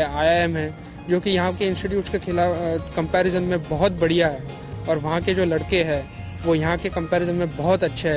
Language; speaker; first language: Hindi; native; Hindi